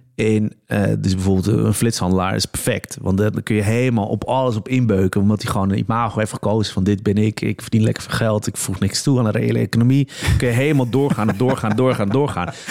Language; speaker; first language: Dutch; early bilingual, other home language; Polish